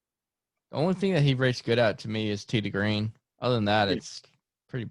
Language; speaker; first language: English; native; English